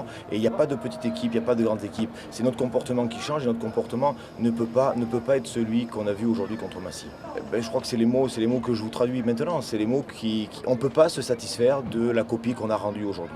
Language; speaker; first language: French; native; French